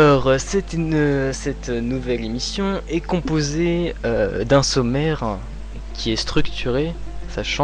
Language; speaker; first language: French; native; French